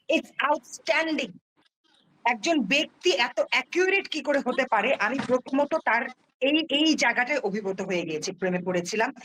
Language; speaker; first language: Bangla; early bilingual, heritage; Bangla